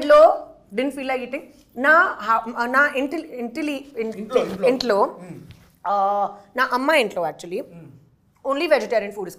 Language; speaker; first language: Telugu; non-native, learner; Hindi